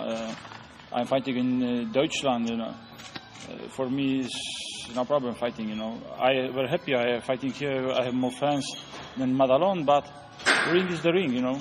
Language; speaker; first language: English; non-native, learner; Polish